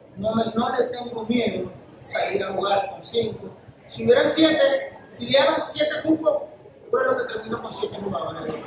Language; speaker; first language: Spanish; native; Spanish